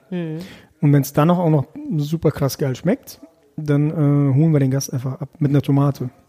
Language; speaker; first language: German; early bilingual, other home language; Russian